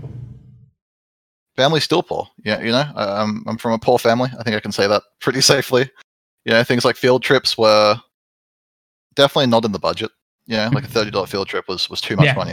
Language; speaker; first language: English; native; English